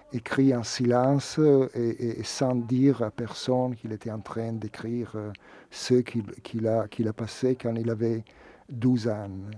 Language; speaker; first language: French; non-native, fluent; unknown